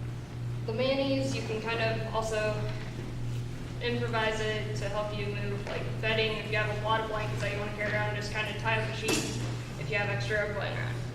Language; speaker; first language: English; native; English